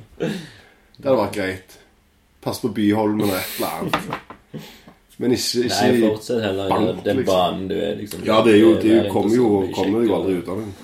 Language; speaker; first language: Norwegian; native; Norwegian